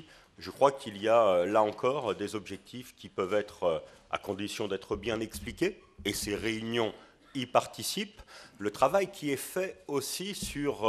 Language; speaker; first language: French; native; French